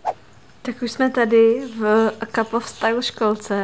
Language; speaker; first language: Czech; native; Czech